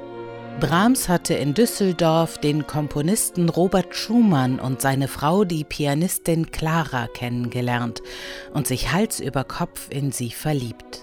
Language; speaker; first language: German; native; German